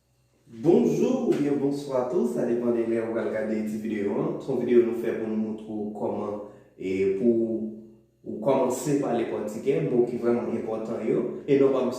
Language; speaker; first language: French; non-native, local second language; Haitian Creole